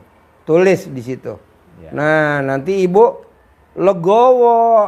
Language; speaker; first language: Indonesian; native; Indonesian